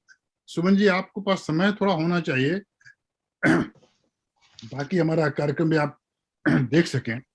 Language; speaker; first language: Hindi; native; Hindi